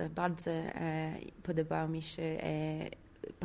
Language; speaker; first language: Polish; non-native, learner; English